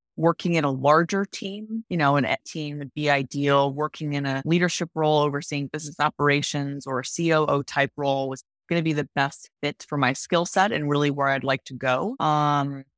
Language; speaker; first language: English; native; English